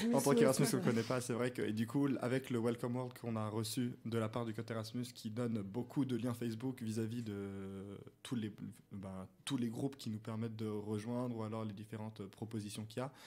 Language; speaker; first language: French; native; French